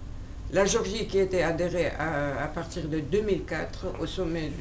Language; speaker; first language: French; non-native, fluent; Georgian